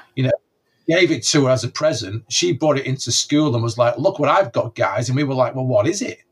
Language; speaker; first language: English; native; English